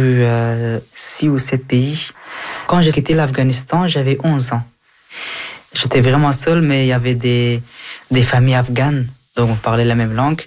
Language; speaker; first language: French; early bilingual, other home language; Hazaragi